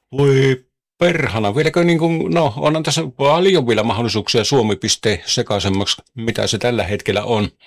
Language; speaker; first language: Finnish; native; Finnish